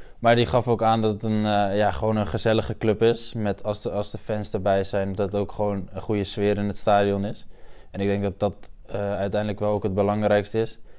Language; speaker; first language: Dutch; native; Dutch